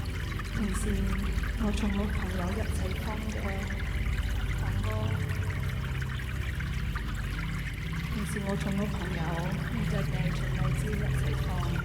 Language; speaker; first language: Cantonese; early bilingual, heritage; Cantonese